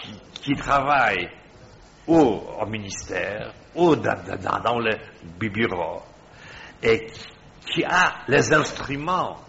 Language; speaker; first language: French; non-native, fluent; Polish